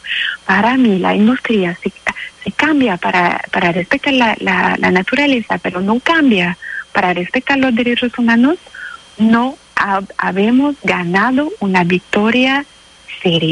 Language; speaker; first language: Spanish; non-native, fluent; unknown